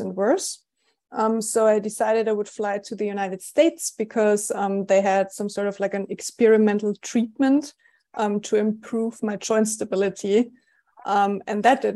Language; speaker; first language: English; non-native, fluent; German